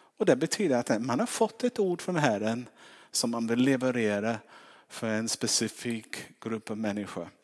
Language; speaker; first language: Swedish; non-native, fluent; English